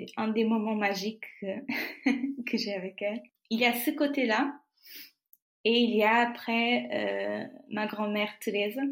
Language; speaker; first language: French; non-native, fluent; Portuguese